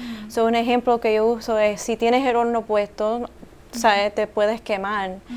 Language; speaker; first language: Spanish; early bilingual, heritage; Spanish